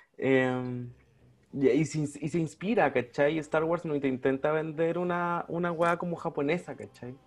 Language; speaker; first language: Spanish; native; Spanish